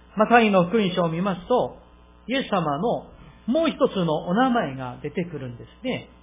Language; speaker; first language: Japanese; non-native, fluent; Korean